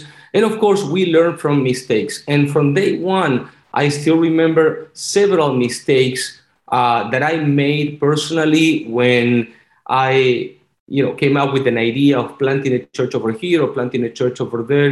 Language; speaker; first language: English; non-native, fluent; Spanish